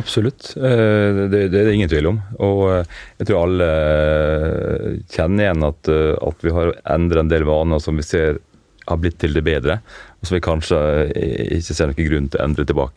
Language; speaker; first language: Norwegian; native; Norwegian